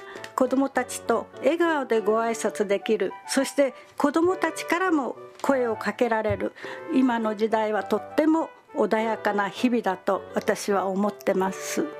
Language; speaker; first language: Japanese; native; Japanese